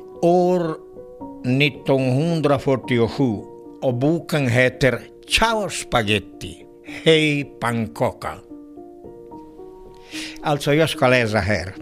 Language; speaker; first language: Swedish; non-native, fluent; Italian